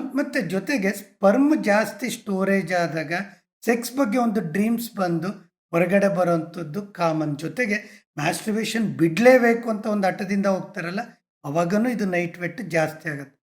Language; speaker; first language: Kannada; native; Kannada